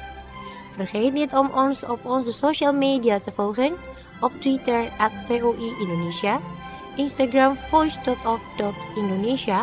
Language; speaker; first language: Dutch; non-native, fluent; Indonesian